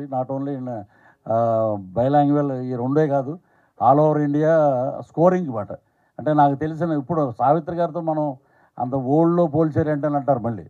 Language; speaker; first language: Telugu; native; Telugu